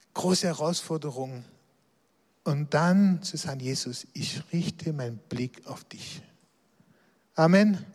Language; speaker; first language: German; non-native, local second language; Swiss German